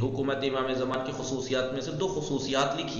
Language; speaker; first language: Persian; non-native, fluent; Urdu